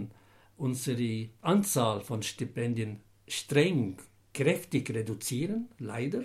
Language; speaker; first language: German; non-native, fluent; Arabic